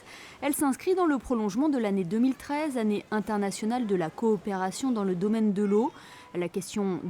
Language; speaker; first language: French; native; French